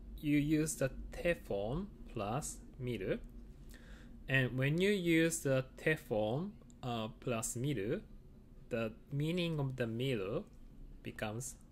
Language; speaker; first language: English; non-native, fluent; Japanese